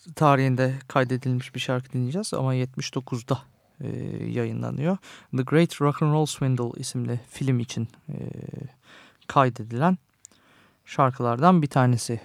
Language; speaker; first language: Turkish; native; Turkish